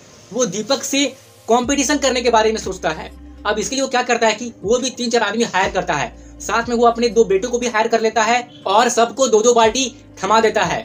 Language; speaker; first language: Hindi; native; Hindi